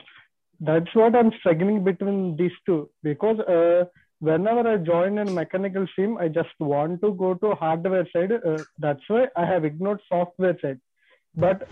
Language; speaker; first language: English; non-native, local second language; Telugu